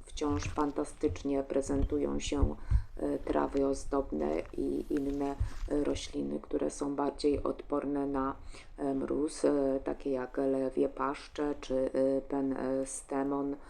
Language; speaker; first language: Polish; native; Polish